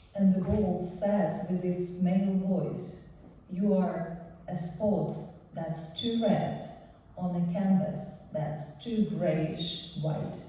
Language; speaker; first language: English; non-native, fluent; Ukrainian